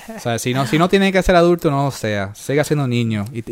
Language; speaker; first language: Spanish; native; Spanish